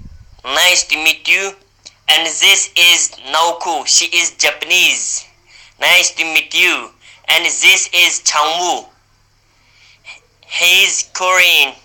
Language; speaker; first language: English; non-native, learner; Uyghur